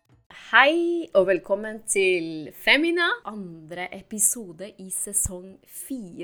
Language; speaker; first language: Norwegian; non-native, fluent; Spanish